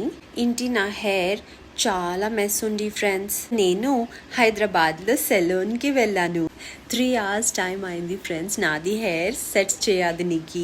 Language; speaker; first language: Telugu; non-native, learner; Kannada